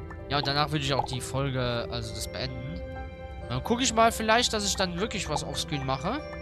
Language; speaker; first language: German; native; German